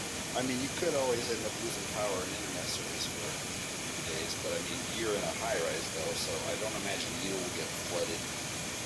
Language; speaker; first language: English; native; English